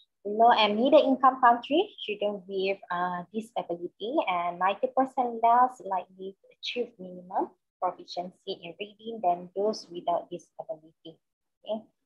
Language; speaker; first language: English; non-native, local second language; Malay